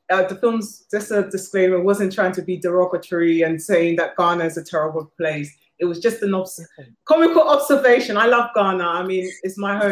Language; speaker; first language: English; native; English